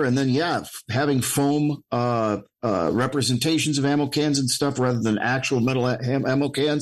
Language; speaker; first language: English; native; English